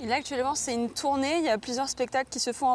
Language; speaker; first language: French; native; French